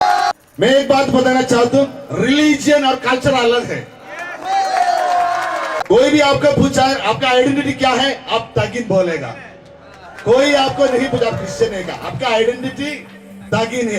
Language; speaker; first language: Hindi; non-native, fluent; Malayalam